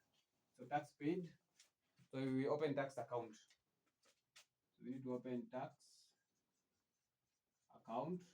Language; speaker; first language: English; non-native, local second language; Swahili